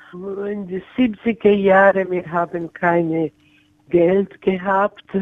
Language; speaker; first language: German; non-native, learner; Italian